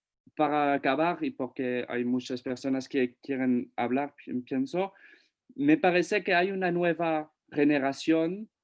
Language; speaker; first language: Spanish; non-native, fluent; French